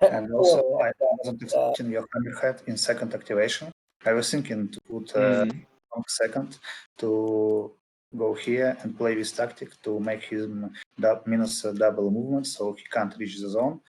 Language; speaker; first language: English; non-native, fluent; Russian